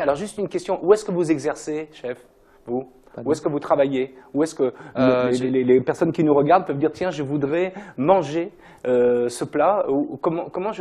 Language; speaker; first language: French; native; French